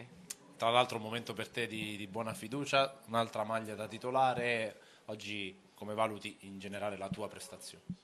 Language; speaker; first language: Italian; native; Italian